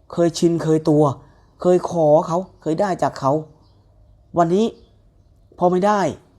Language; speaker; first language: Thai; native; Thai